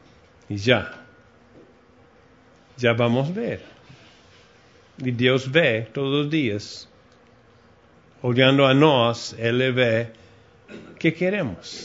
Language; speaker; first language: Portuguese; non-native, fluent; Spanish